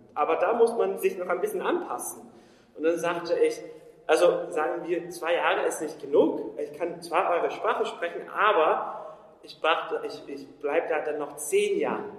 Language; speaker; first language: German; non-native, fluent; Portuguese